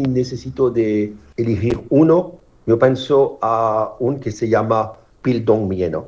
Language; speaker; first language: Spanish; non-native, learner; French